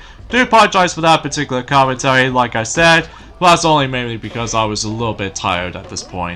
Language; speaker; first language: English; native; English